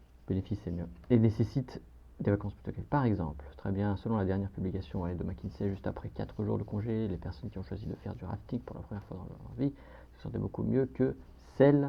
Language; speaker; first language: French; native; French